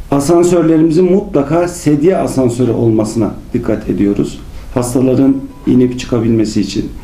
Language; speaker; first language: Turkish; native; Turkish